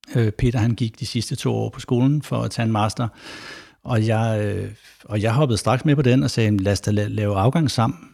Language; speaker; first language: Danish; native; Danish